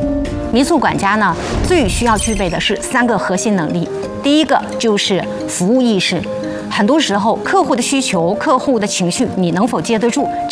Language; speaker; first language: Chinese; native; Chinese